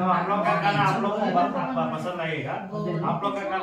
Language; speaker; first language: Hindi; non-native, local second language; Kannada